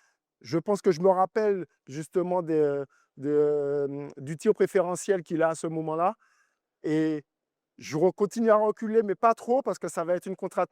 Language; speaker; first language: French; native; French